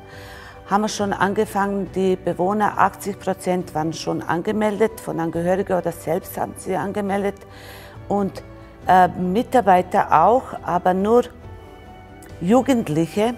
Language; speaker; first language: German; non-native, fluent; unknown